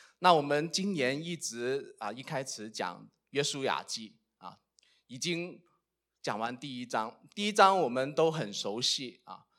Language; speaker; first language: Chinese; non-native, local second language; Cantonese